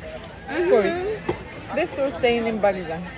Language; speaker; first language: English; non-native, learner; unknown